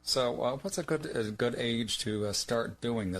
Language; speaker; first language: English; native; English